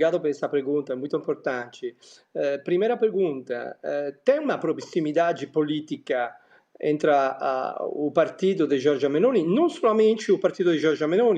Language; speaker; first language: Portuguese; non-native, fluent; Italian